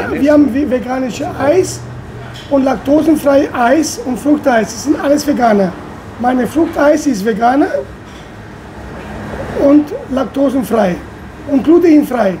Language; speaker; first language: German; non-native, fluent; Italian